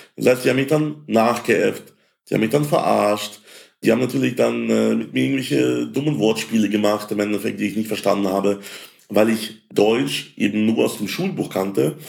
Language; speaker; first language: German; early bilingual, other home language; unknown